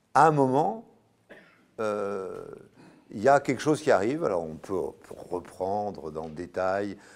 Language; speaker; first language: French; native; French